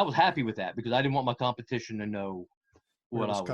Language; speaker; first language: English; native; English